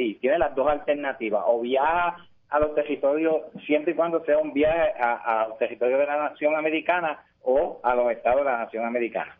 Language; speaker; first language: Spanish; native; Spanish